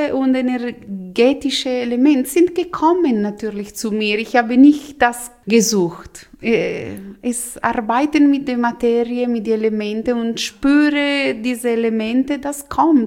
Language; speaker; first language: German; non-native, local second language; Italian